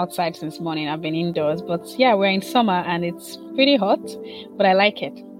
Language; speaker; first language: English; non-native, local second language; Igbo